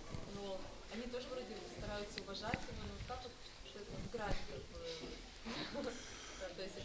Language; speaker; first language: Russian; native; Russian